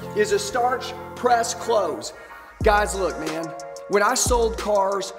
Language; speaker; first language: English; native; English